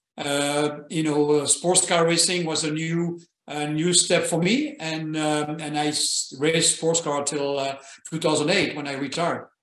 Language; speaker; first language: English; non-native, fluent; French